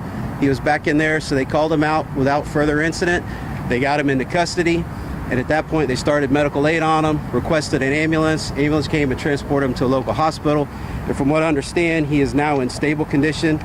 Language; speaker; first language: English; native; English